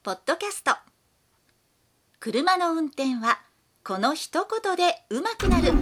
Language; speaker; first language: Japanese; native; Japanese